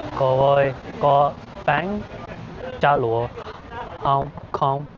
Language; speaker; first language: Vietnamese; non-native, learner; English